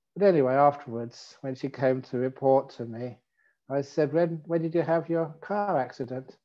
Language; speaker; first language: English; native; English